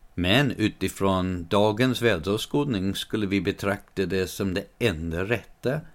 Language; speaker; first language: Swedish; non-native, fluent; English